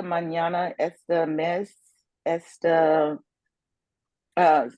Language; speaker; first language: Spanish; non-native, learner; English